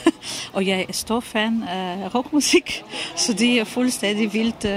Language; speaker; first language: Danish; non-native, fluent; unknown